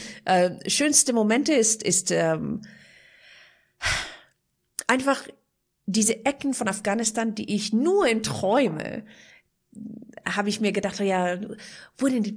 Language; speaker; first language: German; non-native, fluent; Persian